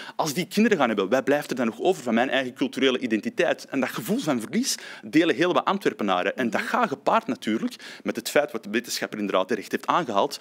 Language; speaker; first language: Dutch; early bilingual, other home language; Arabic